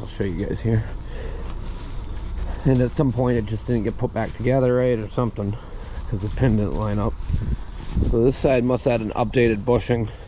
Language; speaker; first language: English; native; English